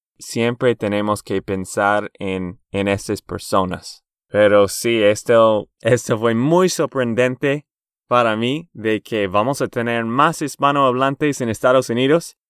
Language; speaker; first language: Spanish; non-native, fluent; English